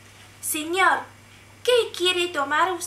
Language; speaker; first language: Spanish; non-native, fluent; Chinese